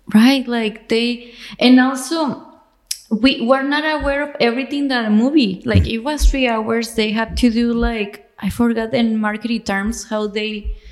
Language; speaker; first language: English; non-native, fluent; Spanish